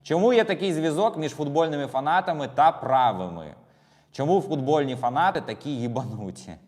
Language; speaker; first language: Ukrainian; non-native, local second language; Russian